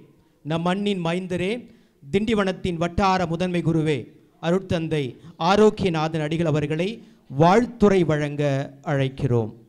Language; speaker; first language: Tamil; native; Tamil